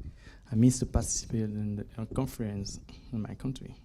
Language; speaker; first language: English; non-native, learner; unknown